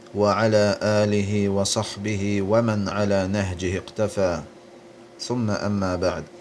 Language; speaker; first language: Arabic; non-native, fluent; Azerbaijani